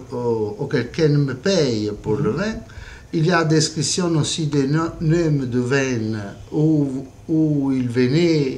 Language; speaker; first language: French; non-native, fluent; Italian